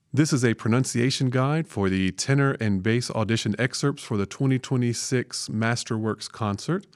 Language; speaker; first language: English; native; English